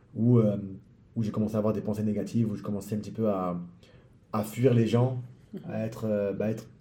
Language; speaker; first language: French; native; French